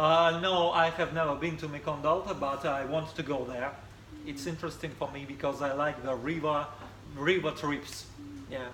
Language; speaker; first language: English; non-native, fluent; Russian